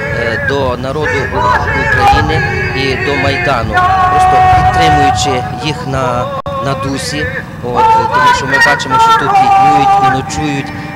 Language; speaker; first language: Ukrainian; native; Ukrainian